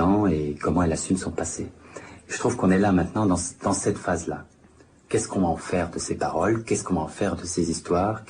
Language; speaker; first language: French; native; French